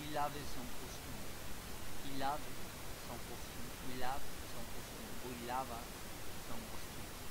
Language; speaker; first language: French; non-native, learner; Spanish